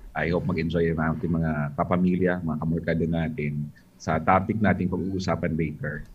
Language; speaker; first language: Filipino; non-native, local second language; Hiligaynon